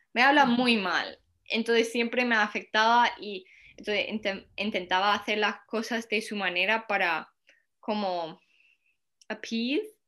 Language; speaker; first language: Spanish; early bilingual, heritage; Spanish